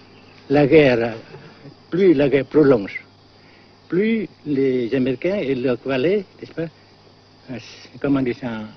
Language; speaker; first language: French; non-native, fluent; Vietnamese